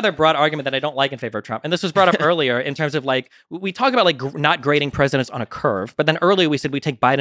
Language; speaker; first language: English; native; English